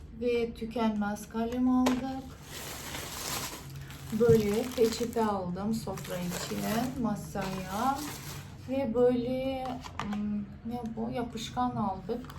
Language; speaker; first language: Turkish; non-native, fluent; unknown